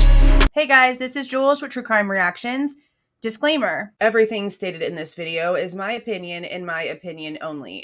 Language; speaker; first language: English; native; English